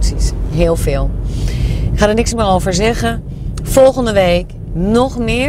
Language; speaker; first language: Dutch; native; Dutch